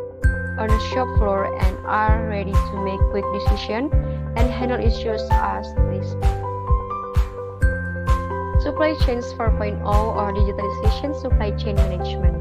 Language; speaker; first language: English; non-native, learner; Indonesian